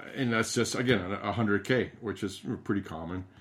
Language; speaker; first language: English; early bilingual, other home language; Spanish